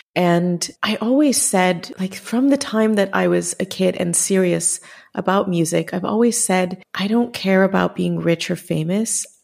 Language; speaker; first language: English; native; English